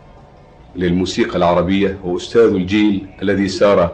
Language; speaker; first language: Arabic; native; Arabic